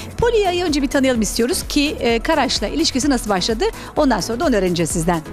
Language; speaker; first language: Turkish; native; Turkish